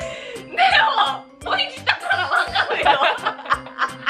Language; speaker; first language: Japanese; non-native, fluent; Filipino